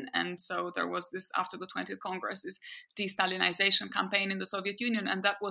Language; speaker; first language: English; non-native, fluent; French